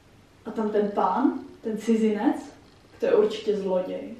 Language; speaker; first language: Czech; early bilingual, heritage; Czech